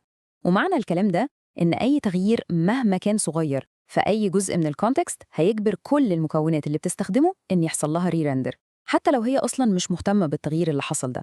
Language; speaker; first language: Arabic; native; Arabic